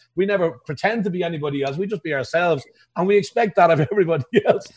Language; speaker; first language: English; native; English